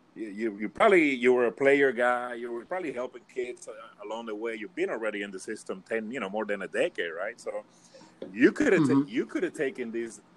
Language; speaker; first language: English; early bilingual, other home language; Spanish